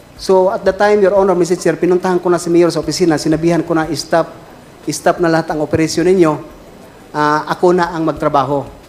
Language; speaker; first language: Filipino; non-native, local second language; Cebuano